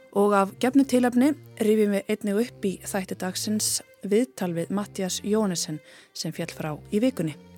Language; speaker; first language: Icelandic; native; Icelandic